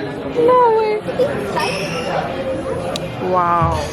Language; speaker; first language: Spanish; non-native, learner; Lithuanian